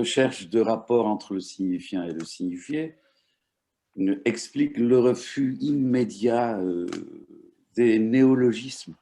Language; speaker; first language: French; non-native, fluent; Turkish